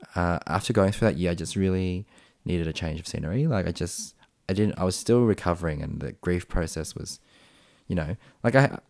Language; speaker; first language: English; non-native, local second language; Vietnamese